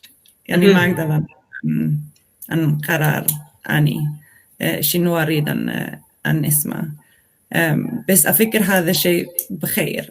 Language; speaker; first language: Arabic; non-native, learner; Swedish